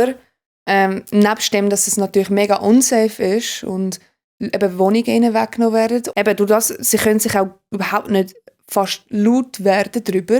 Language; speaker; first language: German; native; German